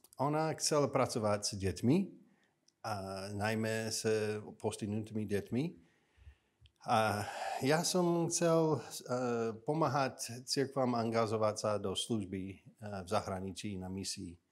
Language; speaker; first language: Slovak; non-native, fluent; English